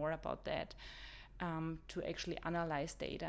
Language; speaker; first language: English; non-native, fluent; German